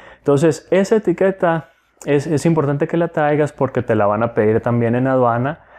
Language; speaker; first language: Spanish; native; Spanish